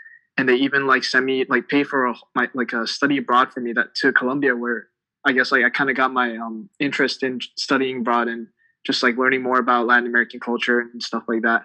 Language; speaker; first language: English; early bilingual, other home language; Tibetan